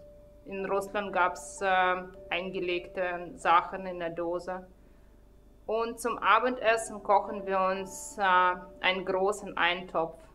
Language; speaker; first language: German; non-native, fluent; Russian